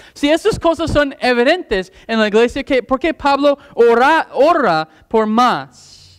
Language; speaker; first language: Spanish; non-native, fluent; English